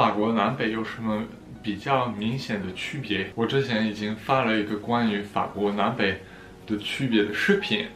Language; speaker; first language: Chinese; non-native, fluent; French